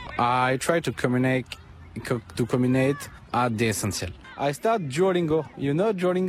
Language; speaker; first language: English; non-native, learner; French